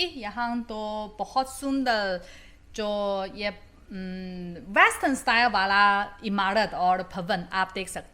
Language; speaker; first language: Hindi; non-native, fluent; Chinese